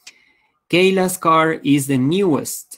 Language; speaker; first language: English; non-native, fluent; Spanish